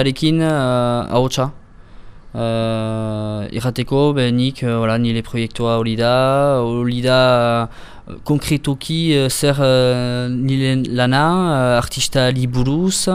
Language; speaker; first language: Basque; non-native, local second language; French